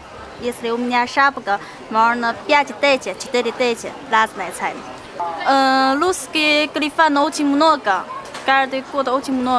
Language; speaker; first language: Russian; non-native, learner; Chinese